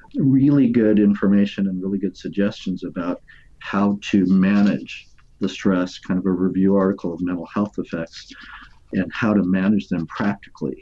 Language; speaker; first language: English; native; English